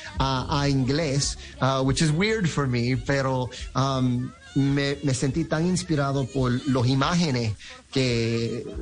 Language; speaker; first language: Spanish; early bilingual, heritage; Spanish